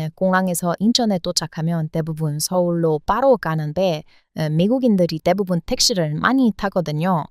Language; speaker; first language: Korean; non-native, fluent; English